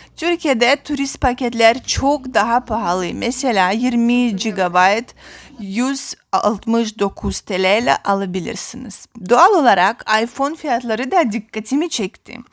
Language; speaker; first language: Turkish; non-native, fluent; Russian